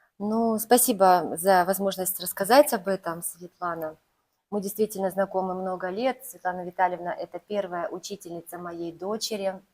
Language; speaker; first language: Russian; native; Russian